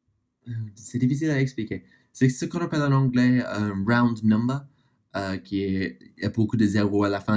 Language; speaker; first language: French; non-native, fluent; English